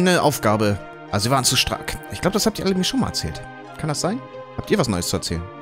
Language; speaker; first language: German; native; German